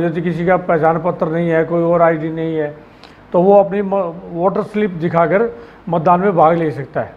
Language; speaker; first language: Hindi; native; Hindi